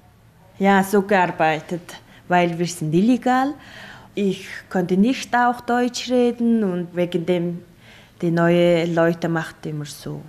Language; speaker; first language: German; non-native, learner; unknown